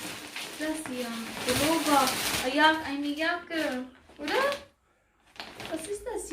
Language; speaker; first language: German; non-native, learner; Filipino